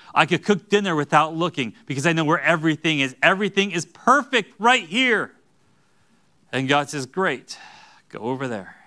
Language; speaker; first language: English; native; English